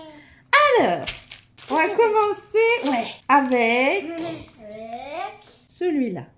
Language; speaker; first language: French; native; French